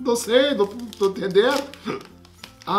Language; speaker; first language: Spanish; non-native, learner; German